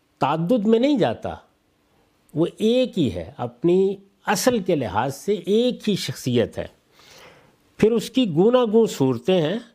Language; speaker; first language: Urdu; non-native, local second language; Punjabi